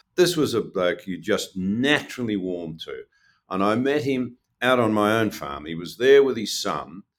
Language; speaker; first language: English; native; English